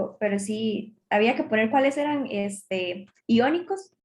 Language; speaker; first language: Spanish; native; Spanish